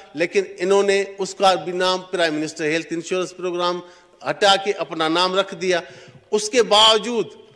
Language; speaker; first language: Urdu; non-native, local second language; Sindhi